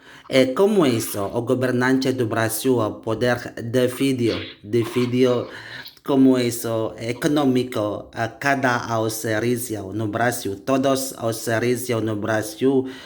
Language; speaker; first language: Portuguese; non-native, learner; Indonesian